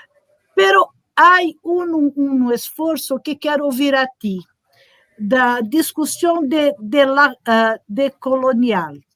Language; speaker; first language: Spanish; non-native, learner; Portuguese